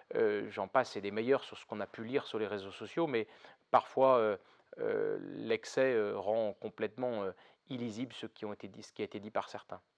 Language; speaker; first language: French; native; French